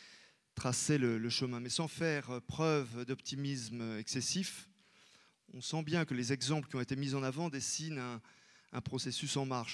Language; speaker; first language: French; native; French